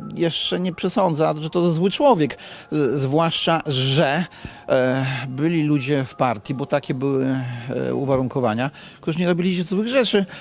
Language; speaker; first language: Polish; native; Polish